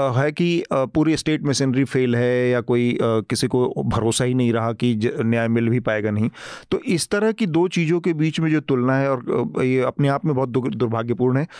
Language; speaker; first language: Hindi; native; Hindi